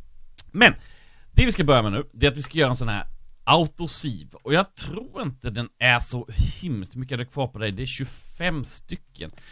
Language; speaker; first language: Swedish; native; Swedish